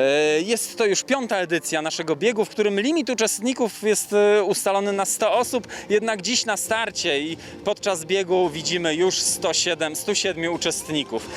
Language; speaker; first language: Polish; native; Polish